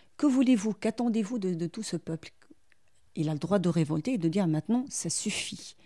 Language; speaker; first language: French; non-native, local second language; Arabic